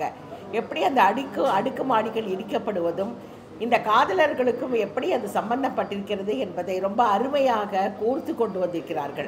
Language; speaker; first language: Tamil; native; Tamil